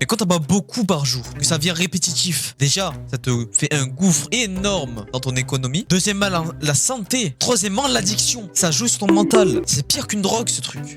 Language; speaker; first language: French; native; French